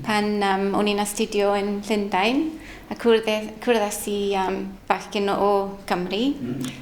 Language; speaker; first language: Welsh; non-native, learner; English